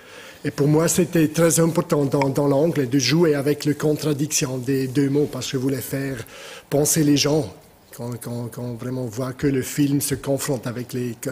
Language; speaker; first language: French; non-native, fluent; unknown